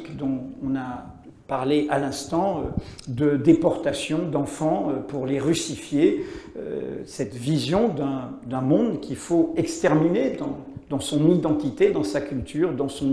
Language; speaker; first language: French; native; French